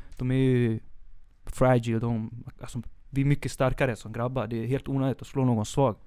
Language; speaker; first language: Swedish; early bilingual, other home language; Spanish